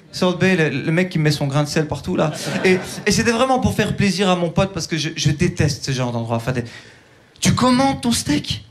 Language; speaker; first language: French; early bilingual, other home language; Turkish